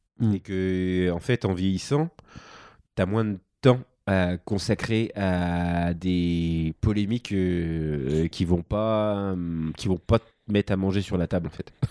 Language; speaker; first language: French; native; French